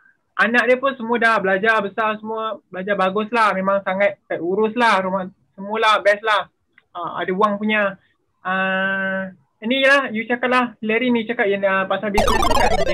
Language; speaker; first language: Malay; native; Malay